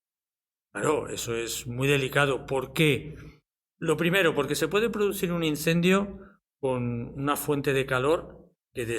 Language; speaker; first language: Spanish; native; Spanish